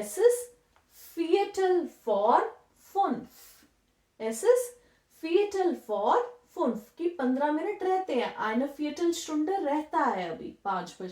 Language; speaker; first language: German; non-native, fluent; Hindi